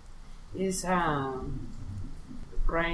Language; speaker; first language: English; non-native, learner; Spanish